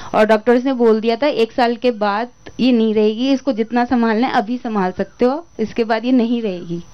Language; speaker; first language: Hindi; native; Hindi